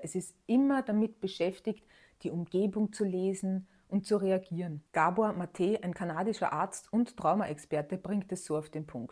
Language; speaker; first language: German; native; German